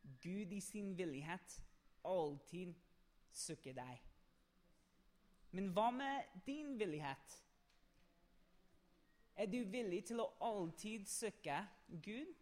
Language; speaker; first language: Norwegian; non-native, fluent; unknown